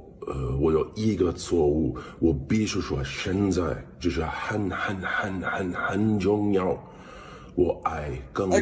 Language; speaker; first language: Chinese; non-native, learner; English